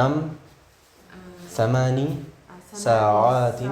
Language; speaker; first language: Arabic; non-native, fluent; Uzbek